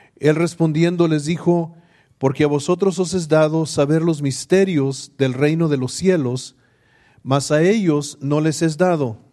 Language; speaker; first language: Spanish; early bilingual, heritage; English